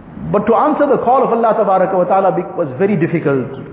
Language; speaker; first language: English; native; English